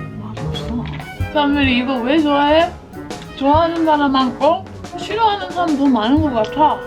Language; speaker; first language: Korean; non-native, fluent; English